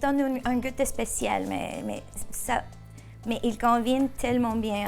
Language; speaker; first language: French; non-native, fluent; Spanish